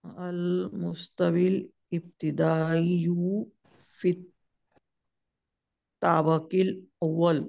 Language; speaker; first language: Arabic; non-native, learner; Urdu